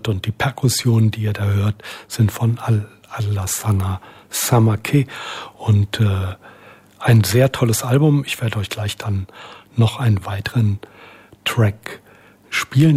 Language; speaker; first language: German; native; German